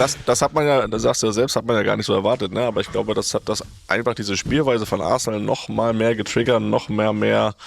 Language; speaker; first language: German; native; German